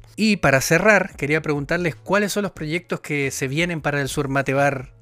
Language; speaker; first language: Spanish; native; Spanish